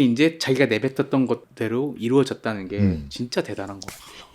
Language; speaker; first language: Korean; native; Korean